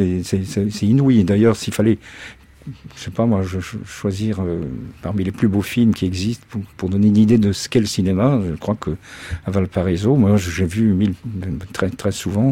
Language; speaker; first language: French; native; French